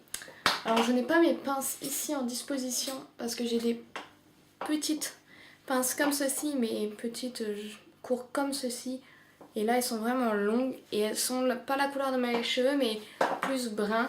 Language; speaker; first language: French; native; French